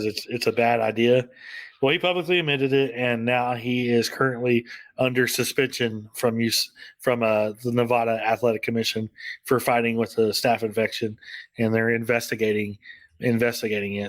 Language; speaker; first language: English; native; English